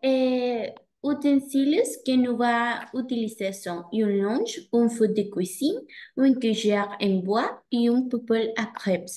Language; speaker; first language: French; non-native, learner; Spanish